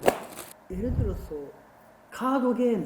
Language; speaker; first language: Korean; non-native, fluent; Japanese